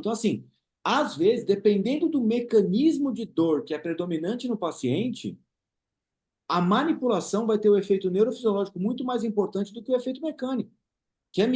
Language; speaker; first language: Portuguese; native; Portuguese